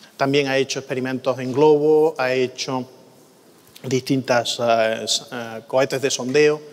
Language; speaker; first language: Spanish; native; Spanish